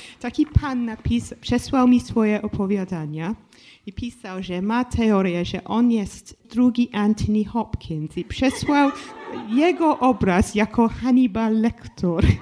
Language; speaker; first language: Polish; non-native, fluent; English